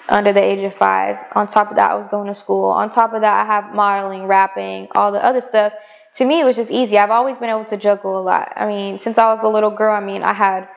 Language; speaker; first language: English; native; English